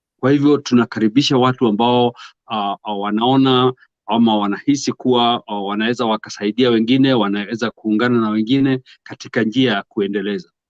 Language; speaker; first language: Swahili; non-native, local second language; Kikuyu